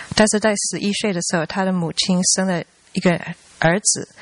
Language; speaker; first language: Chinese; early bilingual, heritage; Chinese